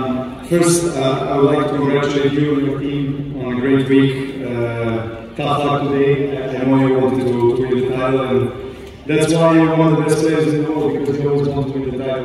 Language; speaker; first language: English; non-native, fluent; Serbian